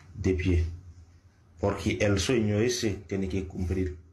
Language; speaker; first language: Spanish; non-native, learner; Haitian Creole